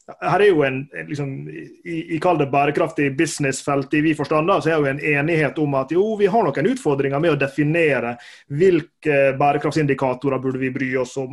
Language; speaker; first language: Norwegian; native; Norwegian